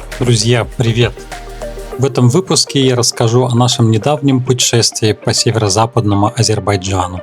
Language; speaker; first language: Russian; native; Russian